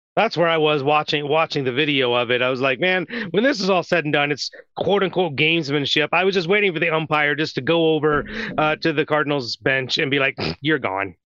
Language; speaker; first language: English; native; English